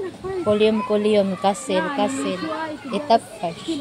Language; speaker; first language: Arabic; non-native, learner; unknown